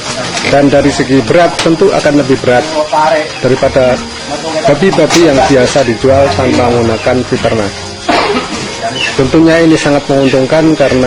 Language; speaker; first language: Indonesian; native; Indonesian